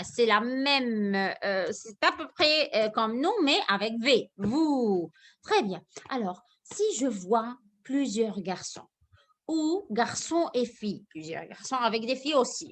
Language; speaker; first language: French; non-native, fluent; Arabic